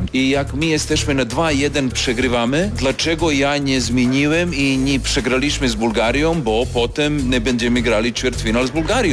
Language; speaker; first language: Polish; non-native, fluent; Serbian